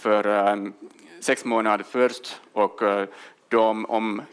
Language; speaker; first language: Swedish; non-native, local second language; Finnish